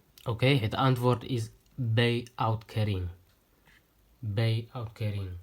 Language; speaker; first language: Dutch; non-native, learner; Tigrinya